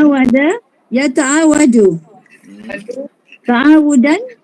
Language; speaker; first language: Arabic; non-native, learner; Malay